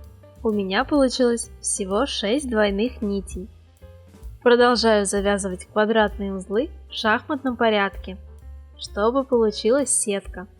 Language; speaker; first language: Russian; native; Russian